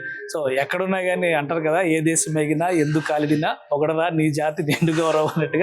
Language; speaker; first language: Telugu; native; Telugu